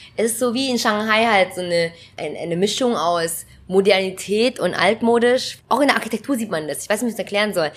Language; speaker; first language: German; early bilingual, other home language; Vietnamese